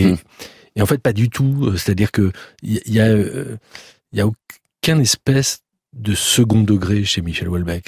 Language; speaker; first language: French; native; French